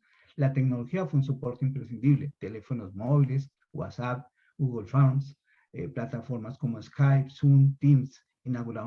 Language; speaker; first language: Spanish; native; Spanish